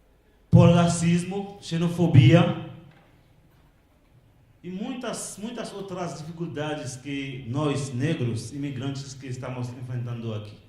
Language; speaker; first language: Portuguese; non-native, local second language; Haitian Creole